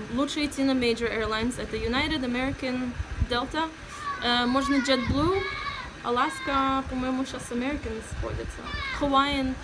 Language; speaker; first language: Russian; early bilingual, heritage; Russian